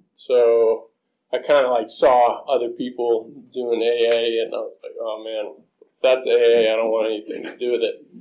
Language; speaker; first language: English; native; English